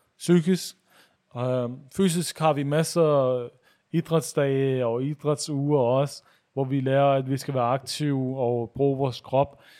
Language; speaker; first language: Danish; early bilingual, other home language; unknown